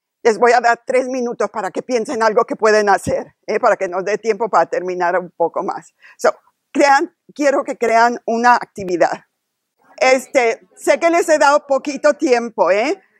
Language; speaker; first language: Spanish; early bilingual, heritage; Spanish